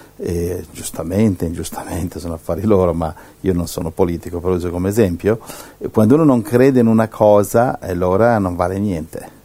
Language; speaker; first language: Italian; native; Italian